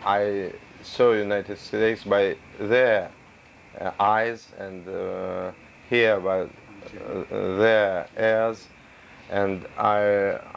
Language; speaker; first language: English; non-native, learner; Russian